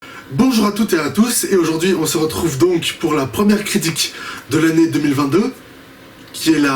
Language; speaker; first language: French; native; French